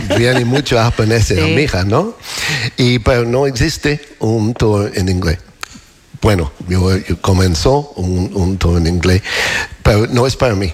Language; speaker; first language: Spanish; non-native, fluent; English